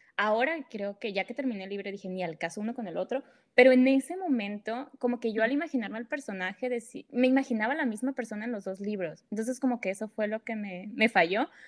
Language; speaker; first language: Spanish; native; Spanish